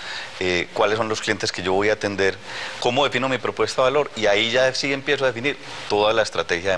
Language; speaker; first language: Spanish; native; Spanish